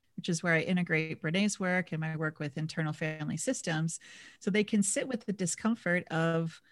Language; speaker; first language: English; native; English